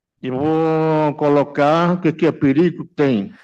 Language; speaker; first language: Portuguese; non-native, local second language; Yanomámi